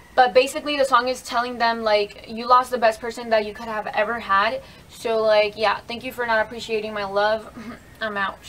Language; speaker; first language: English; early bilingual, other home language; Spanish